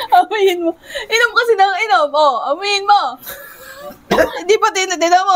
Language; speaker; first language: Filipino; native; Filipino